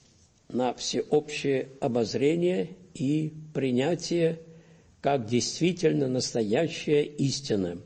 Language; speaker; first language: Russian; native; Russian